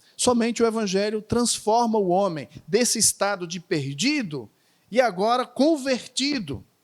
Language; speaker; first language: Portuguese; native; Portuguese